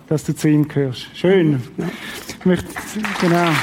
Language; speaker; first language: German; native; German